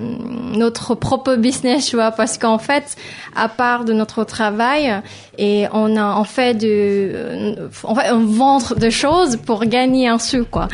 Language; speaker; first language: French; non-native, fluent; Filipino